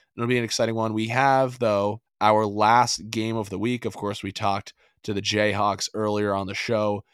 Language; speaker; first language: English; native; English